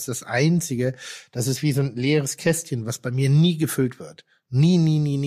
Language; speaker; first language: German; native; German